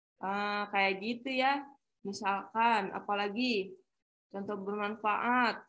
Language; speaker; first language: Indonesian; native; Indonesian